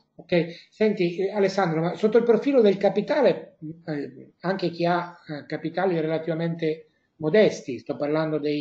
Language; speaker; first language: Italian; native; Italian